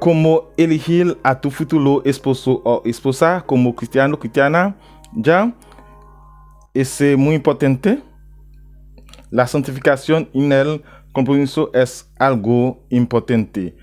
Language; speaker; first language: Spanish; non-native, learner; Haitian Creole